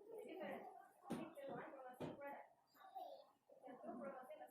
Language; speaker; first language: English; non-native, learner; Indonesian